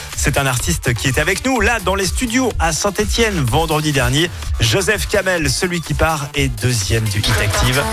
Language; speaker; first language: French; native; French